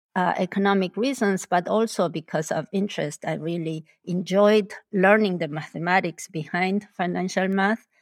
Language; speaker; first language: English; non-native, fluent; Spanish